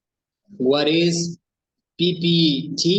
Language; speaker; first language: English; non-native, learner; Spanish